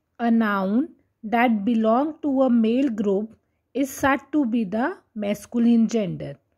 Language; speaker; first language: English; non-native, local second language; Hindi